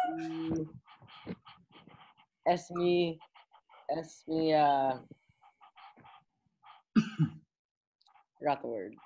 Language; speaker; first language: Spanish; non-native, learner; English